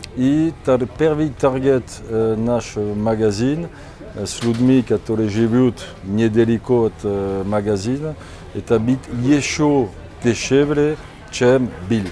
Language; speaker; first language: Russian; non-native, fluent; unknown